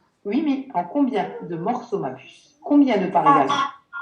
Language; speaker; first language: French; native; French